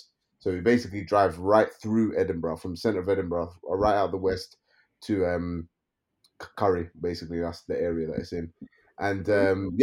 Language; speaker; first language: English; native; English